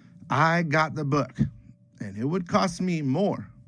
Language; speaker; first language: English; native; English